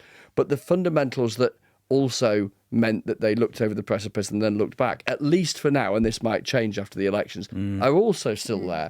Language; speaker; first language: English; native; English